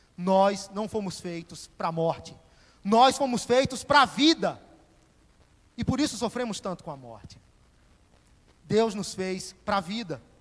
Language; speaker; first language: Portuguese; native; Portuguese